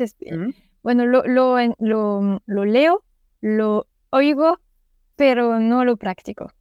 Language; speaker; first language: Spanish; non-native, learner; French